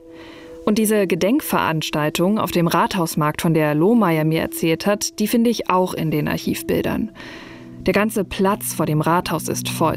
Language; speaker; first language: German; native; German